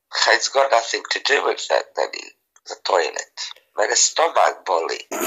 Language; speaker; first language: English; early bilingual, other home language; Serbian